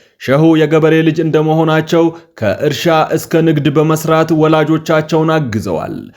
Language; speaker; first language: Amharic; native; Amharic